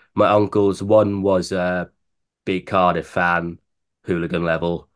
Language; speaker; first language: English; native; English